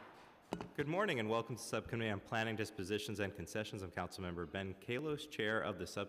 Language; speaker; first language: English; native; English